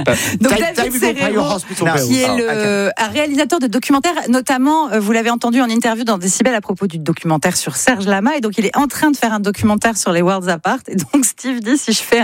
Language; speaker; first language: French; native; French